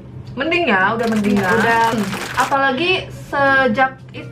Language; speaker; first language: Indonesian; early bilingual, heritage; Korean